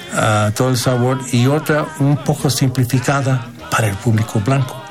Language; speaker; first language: Spanish; non-native, fluent; English